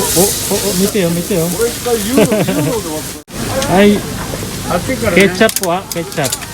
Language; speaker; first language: Japanese; non-native, fluent; Filipino